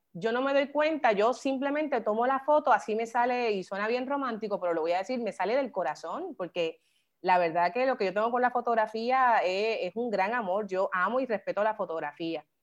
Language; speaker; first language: Spanish; native; Spanish